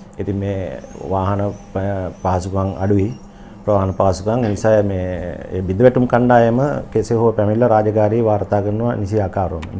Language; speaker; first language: Sinhala; native; Sinhala